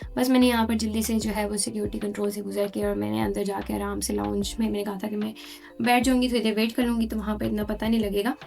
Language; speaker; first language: Urdu; native; Urdu